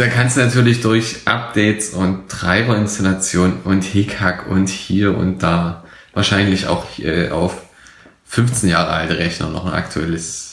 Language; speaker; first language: German; native; German